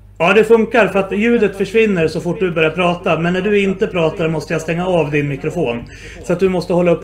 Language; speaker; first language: Swedish; native; Swedish